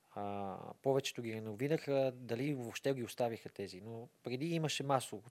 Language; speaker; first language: Bulgarian; native; Bulgarian